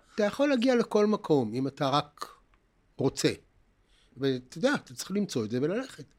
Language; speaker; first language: Hebrew; native; Hebrew